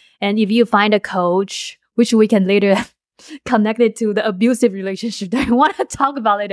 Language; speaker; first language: English; non-native, fluent; Chinese